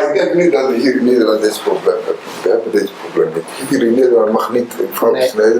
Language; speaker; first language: Dutch; non-native, learner; Somali